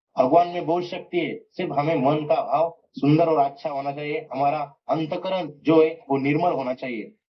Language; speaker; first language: Hindi; non-native, local second language; Marathi